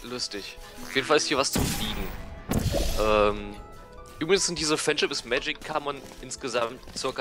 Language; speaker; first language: German; native; German